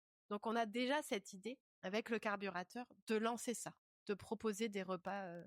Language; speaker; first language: French; native; French